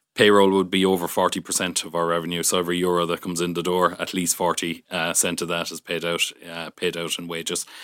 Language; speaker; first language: English; native; English